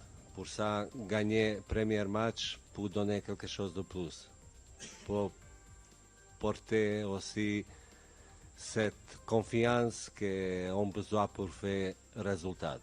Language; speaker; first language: French; non-native, learner; Bosnian